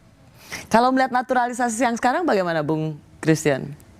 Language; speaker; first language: Indonesian; native; Indonesian